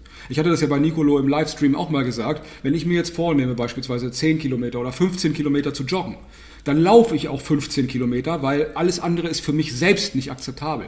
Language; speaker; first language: German; native; German